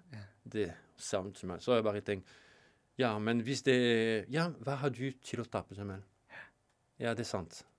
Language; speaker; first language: Norwegian; non-native, fluent; French